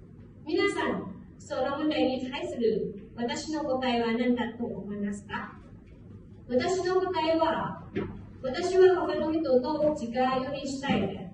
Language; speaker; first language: Japanese; non-native, fluent; Hmong